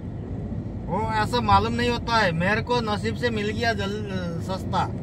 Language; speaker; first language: Hindi; non-native, learner; Nepali